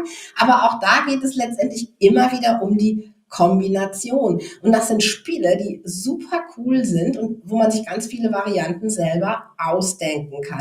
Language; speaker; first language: German; native; German